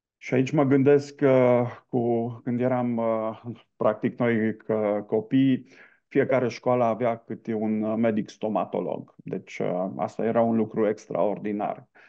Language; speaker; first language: Romanian; non-native, local second language; Hungarian